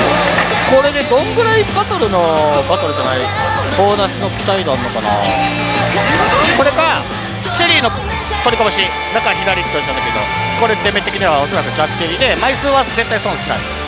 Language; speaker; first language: Japanese; native; Japanese